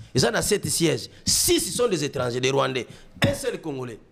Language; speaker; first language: French; non-native, local second language; Lingala